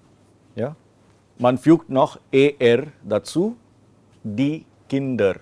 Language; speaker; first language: German; non-native, fluent; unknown